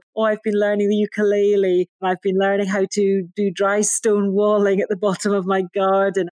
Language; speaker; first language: English; native; English